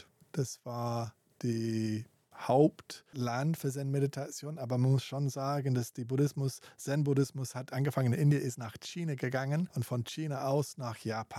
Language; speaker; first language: German; non-native, fluent; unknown